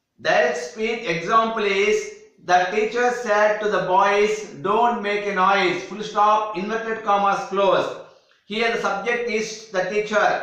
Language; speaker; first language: English; non-native, local second language; Telugu